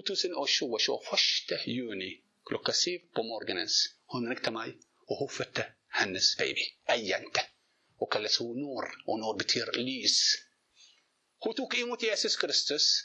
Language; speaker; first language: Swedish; non-native, learner; Arabic